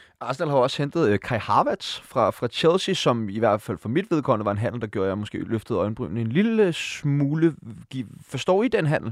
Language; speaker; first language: Danish; native; Danish